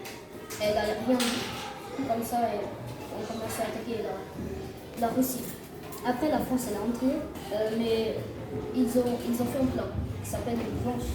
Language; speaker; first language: French; non-native, learner; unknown